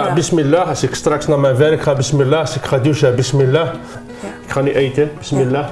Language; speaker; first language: Dutch; non-native, learner; Arabic